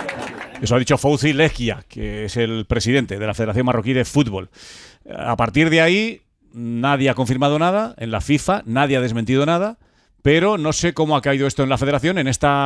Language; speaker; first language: Spanish; native; Spanish